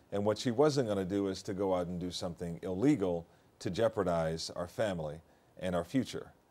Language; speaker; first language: English; native; English